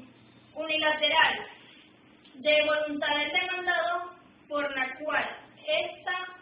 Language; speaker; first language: Spanish; native; Spanish